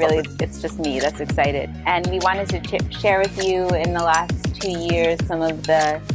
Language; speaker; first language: English; non-native, fluent; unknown